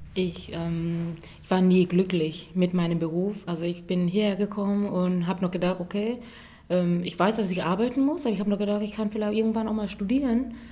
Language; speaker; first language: German; non-native, fluent; Vietnamese